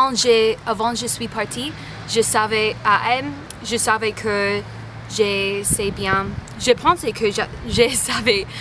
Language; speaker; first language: French; non-native, learner; English